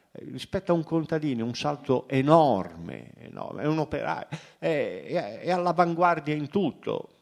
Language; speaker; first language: Italian; native; Italian